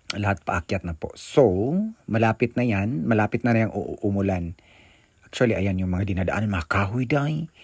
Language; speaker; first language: Filipino; non-native, local second language; Cebuano